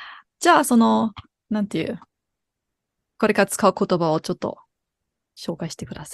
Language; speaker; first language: Japanese; non-native, fluent; German